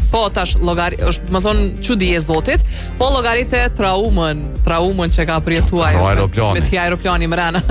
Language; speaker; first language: Albanian; native; Albanian